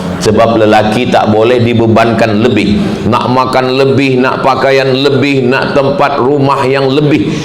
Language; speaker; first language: Malay; native; Malay